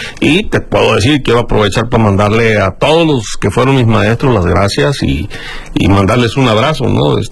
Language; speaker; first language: Spanish; native; Spanish